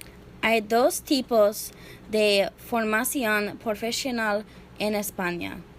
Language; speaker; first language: Spanish; non-native, learner; English